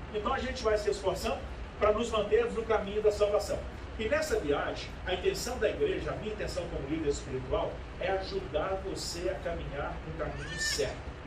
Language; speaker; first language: Portuguese; native; Portuguese